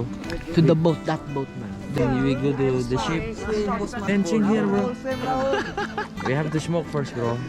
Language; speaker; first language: English; non-native, learner; Javanese